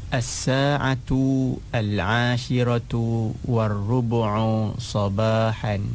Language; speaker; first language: Arabic; non-native, fluent; Indonesian